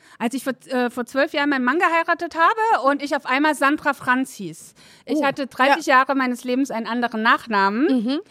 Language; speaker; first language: German; early bilingual, other home language; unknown